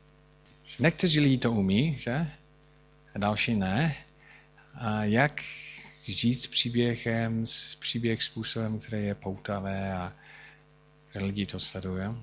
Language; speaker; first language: Czech; non-native, fluent; English